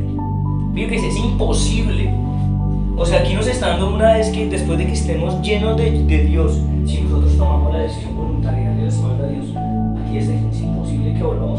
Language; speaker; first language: Spanish; native; Spanish